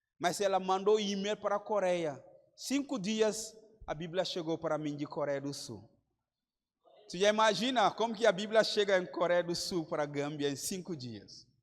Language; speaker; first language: Portuguese; non-native, fluent; Mandingo